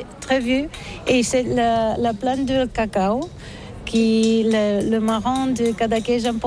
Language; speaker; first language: French; non-native, learner; Catalan